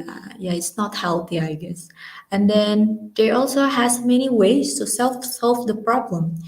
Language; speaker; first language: English; non-native, learner; Indonesian